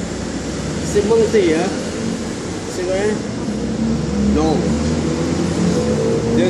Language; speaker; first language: French; non-native, learner; Vietnamese